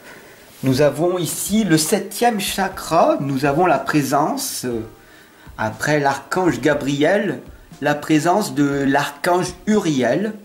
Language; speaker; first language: French; native; French